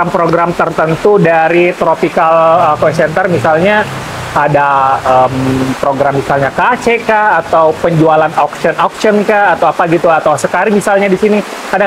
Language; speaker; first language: Indonesian; native; Indonesian